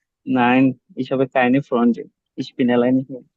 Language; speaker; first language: German; non-native, learner; Bangla